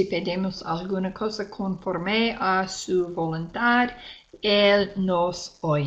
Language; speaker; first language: Spanish; non-native, fluent; English